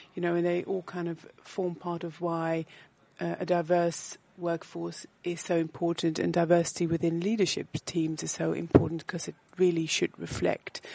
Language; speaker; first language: English; non-native, fluent; Dutch